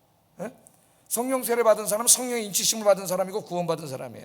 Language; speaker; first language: Korean; native; Korean